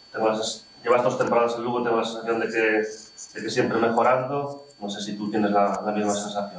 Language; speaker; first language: Spanish; native; Spanish